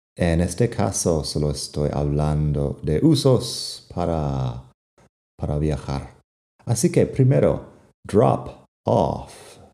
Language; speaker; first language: Spanish; non-native, fluent; English